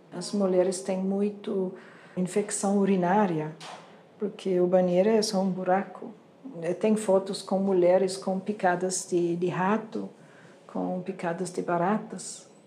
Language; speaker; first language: Portuguese; non-native, fluent; German